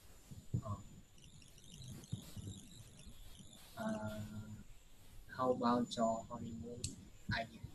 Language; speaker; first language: English; non-native, learner; Vietnamese